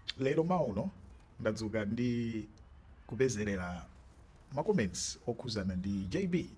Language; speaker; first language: Nyanja; native; Nyanja